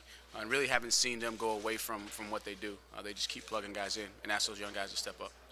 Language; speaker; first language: English; native; English